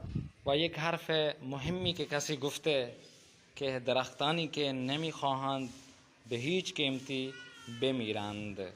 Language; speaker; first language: Persian; non-native, fluent; Urdu